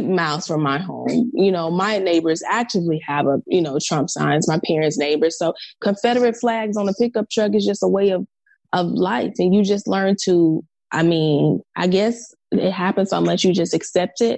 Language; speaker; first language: English; native; English